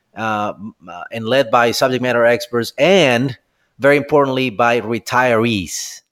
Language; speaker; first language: English; non-native, fluent; Spanish